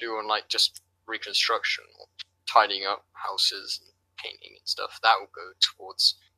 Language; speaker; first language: English; native; English